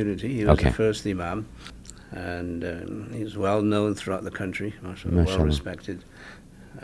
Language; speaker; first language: English; native; English